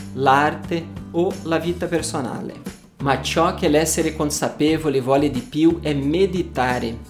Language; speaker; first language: Italian; non-native, fluent; Portuguese